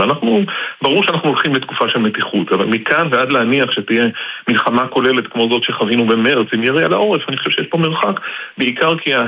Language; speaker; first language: Hebrew; native; Hebrew